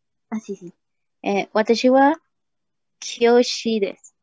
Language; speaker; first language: Japanese; non-native, learner; Spanish